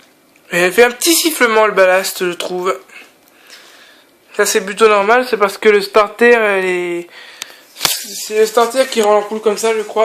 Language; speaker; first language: French; native; French